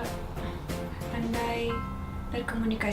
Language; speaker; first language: Indonesian; non-native, learner; Russian